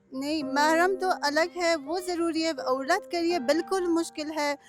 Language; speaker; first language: Urdu; non-native, learner; Persian